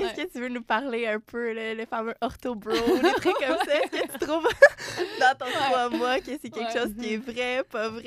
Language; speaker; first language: French; native; French